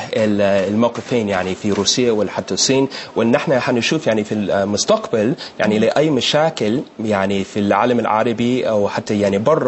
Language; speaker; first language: Arabic; non-native, learner; English